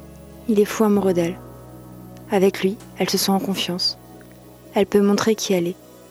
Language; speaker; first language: French; native; French